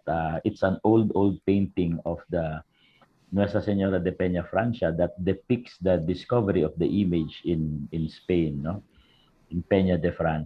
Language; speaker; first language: English; non-native, local second language; Filipino